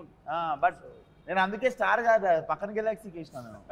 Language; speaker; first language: Telugu; native; Telugu